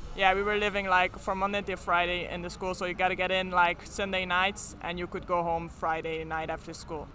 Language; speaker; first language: English; non-native, fluent; Dutch